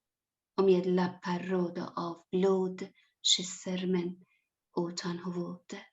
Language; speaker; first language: Swedish; non-native, learner; Persian